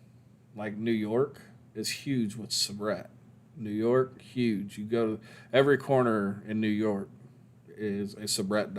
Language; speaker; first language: English; native; English